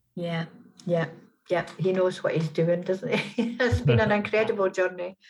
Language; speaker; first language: English; native; English